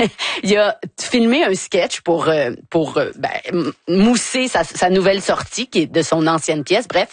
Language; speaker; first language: French; native; French